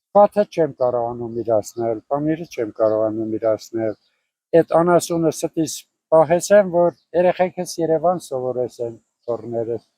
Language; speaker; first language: Armenian; native; Armenian